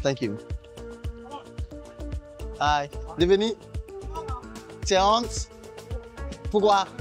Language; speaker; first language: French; non-native, learner; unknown